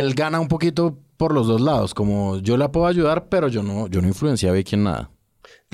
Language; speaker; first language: Spanish; native; Spanish